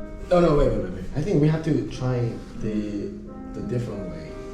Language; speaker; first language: English; non-native, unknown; Korean